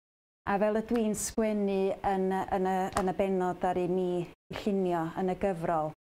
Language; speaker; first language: Welsh; native; Welsh